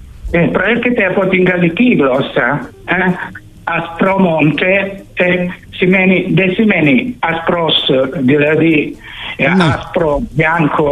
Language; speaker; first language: Greek; early bilingual, heritage; Greek